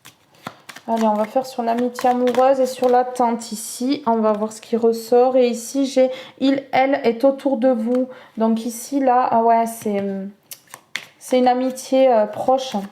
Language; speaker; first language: French; native; French